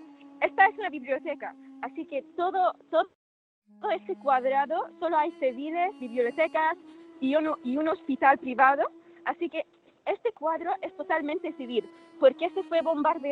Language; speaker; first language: Spanish; non-native, fluent; Arabic